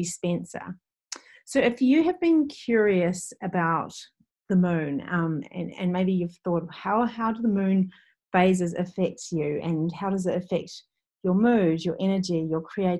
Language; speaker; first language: English; native; English